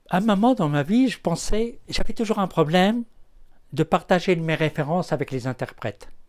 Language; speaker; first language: French; non-native, local second language; Arabic